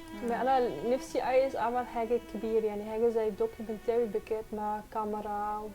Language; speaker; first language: Arabic; non-native, learner; Dutch